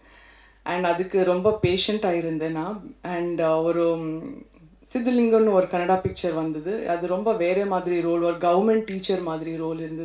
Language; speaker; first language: Tamil; non-native, fluent; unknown